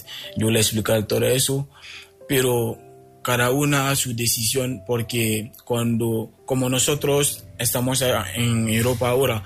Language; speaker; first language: Spanish; non-native, local second language; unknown